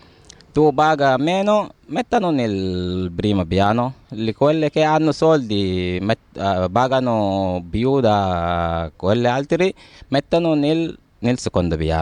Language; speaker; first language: Italian; non-native, learner; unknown